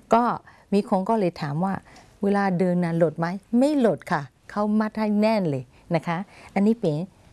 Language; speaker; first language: Thai; non-native, fluent; Burmese